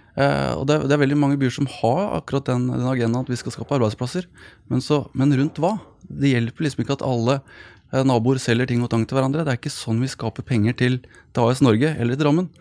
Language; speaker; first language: Norwegian; native; Norwegian